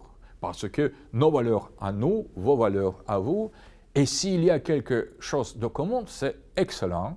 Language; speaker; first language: French; non-native, fluent; Russian